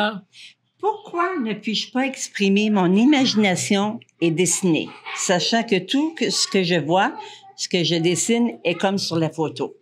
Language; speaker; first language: French; native; French